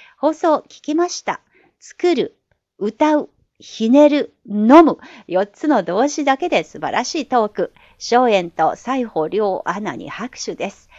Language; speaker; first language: Japanese; non-native, fluent; Chinese